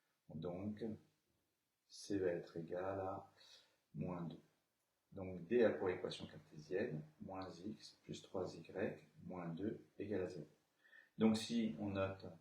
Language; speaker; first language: French; native; French